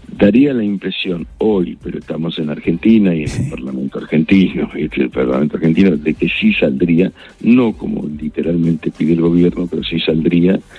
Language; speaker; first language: Spanish; native; Spanish